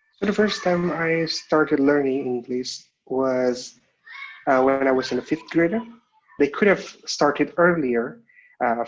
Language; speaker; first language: English; non-native, local second language; Indonesian